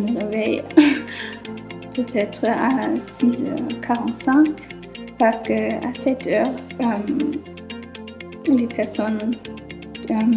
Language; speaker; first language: French; non-native, fluent; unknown